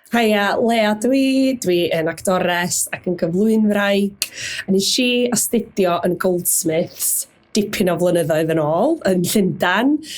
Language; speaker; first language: Welsh; native; Welsh